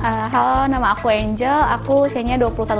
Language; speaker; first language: Indonesian; native; Indonesian